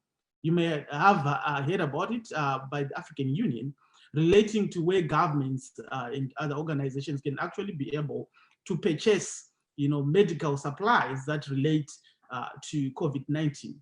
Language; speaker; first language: English; non-native, local second language; Shona